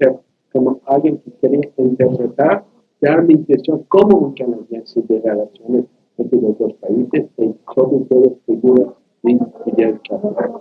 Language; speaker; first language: Spanish; non-native, learner; English